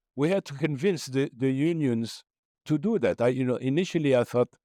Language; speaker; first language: English; non-native, fluent; Arabic